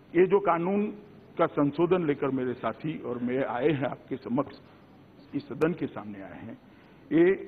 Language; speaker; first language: Hindi; non-native, local second language; Gujarati